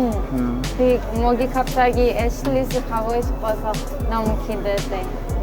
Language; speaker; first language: Korean; non-native, learner; Greek